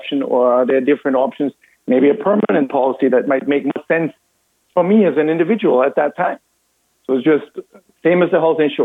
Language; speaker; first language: English; non-native, fluent; German